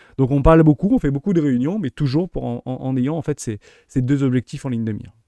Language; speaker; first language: French; native; French